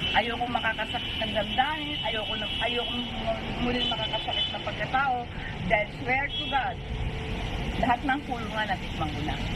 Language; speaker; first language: Filipino; non-native, local second language; Cebuano